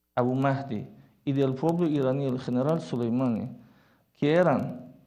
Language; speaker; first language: Spanish; non-native, fluent; Persian